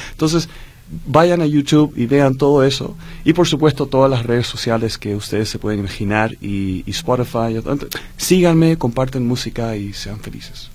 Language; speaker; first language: Spanish; early bilingual, heritage; Spanish